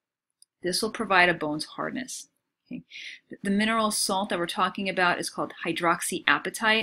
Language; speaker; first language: English; native; English